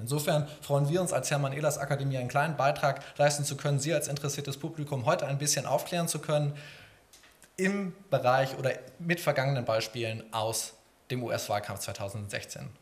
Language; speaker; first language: German; native; German